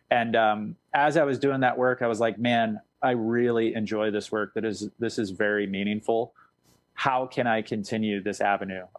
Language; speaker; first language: English; native; English